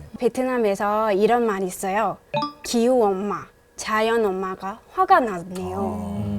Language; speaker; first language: Korean; non-native, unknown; Vietnamese